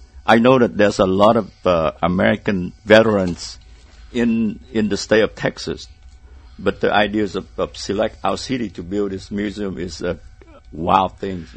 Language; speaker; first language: English; non-native, fluent; Vietnamese